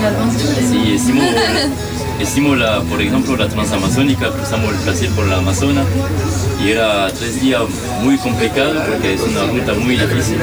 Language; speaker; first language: Spanish; non-native, learner; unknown